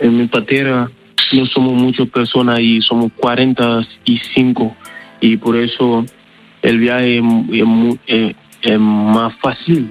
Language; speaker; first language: Spanish; non-native, learner; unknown